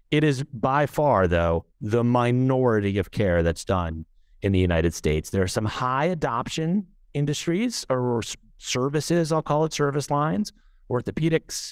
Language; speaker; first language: English; native; English